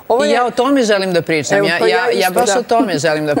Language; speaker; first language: Serbian; native; Serbian